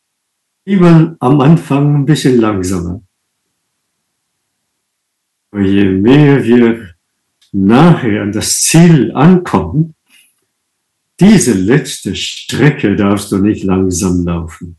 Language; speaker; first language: German; non-native, fluent; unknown